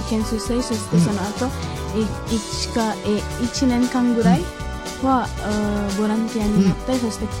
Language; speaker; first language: Japanese; non-native, learner; Indonesian